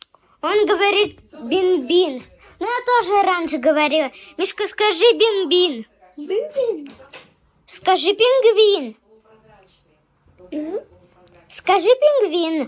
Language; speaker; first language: Russian; early bilingual, heritage; Russian